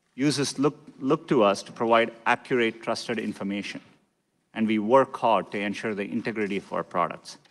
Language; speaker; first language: English; non-native, local second language; Tamil